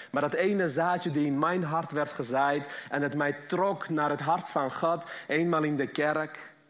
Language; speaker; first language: Dutch; early bilingual, other home language; Armenian